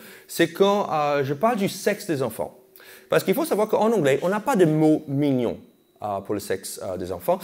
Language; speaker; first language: French; non-native, fluent; English